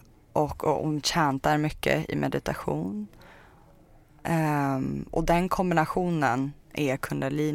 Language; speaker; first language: Swedish; early bilingual, other home language; Persian